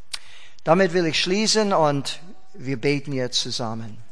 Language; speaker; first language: German; non-native, fluent; English